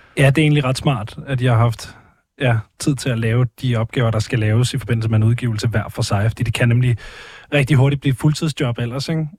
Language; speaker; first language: Danish; native; Danish